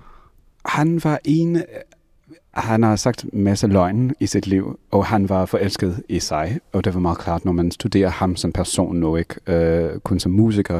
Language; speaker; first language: Danish; non-native, fluent; English